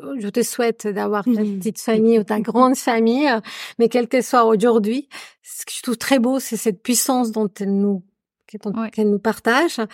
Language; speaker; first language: French; non-native, fluent; Spanish